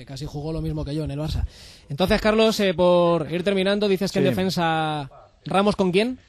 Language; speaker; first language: Spanish; native; Spanish